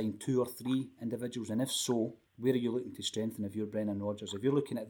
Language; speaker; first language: English; native; English